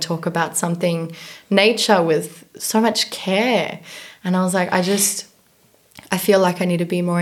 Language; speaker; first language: English; native; English